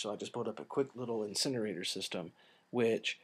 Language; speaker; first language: English; native; English